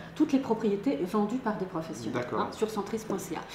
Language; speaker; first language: French; native; French